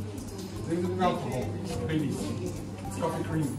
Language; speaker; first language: English; non-native, learner; Indonesian